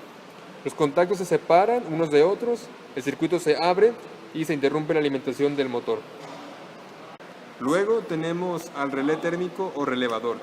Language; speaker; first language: Spanish; native; Spanish